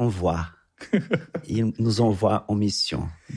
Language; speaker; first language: French; non-native, fluent; Portuguese